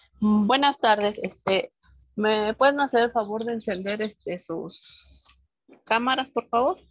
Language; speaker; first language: Spanish; native; Spanish